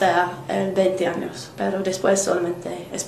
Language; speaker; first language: Spanish; non-native, learner; English